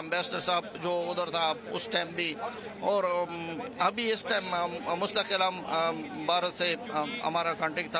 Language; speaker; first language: Hindi; non-native, fluent; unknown